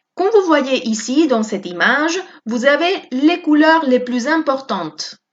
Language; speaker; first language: French; non-native, fluent; Spanish